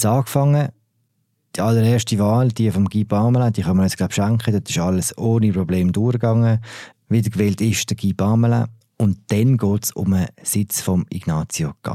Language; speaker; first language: German; native; German